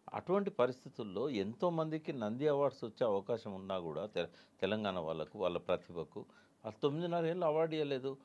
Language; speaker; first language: Telugu; native; Telugu